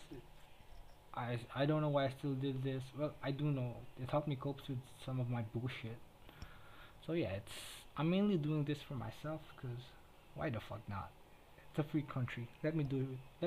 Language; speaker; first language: English; non-native, local second language; Filipino